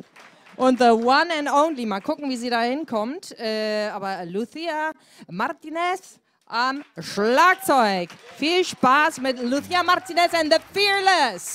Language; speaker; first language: German; native; German